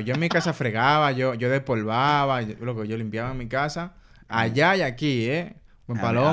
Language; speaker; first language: Spanish; native; Spanish